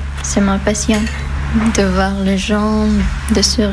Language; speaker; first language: French; non-native, learner; Persian